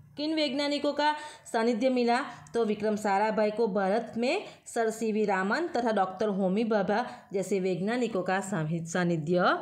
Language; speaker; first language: Hindi; non-native, local second language; Gujarati